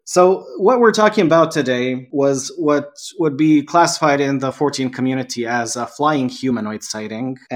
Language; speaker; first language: English; non-native, fluent; Serbian